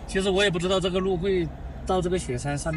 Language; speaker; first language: Chinese; native; Chinese